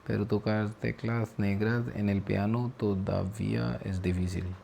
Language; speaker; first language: Spanish; non-native, learner; Hindi